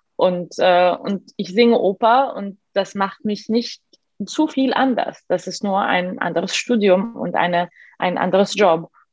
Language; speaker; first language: German; non-native, fluent; Arabic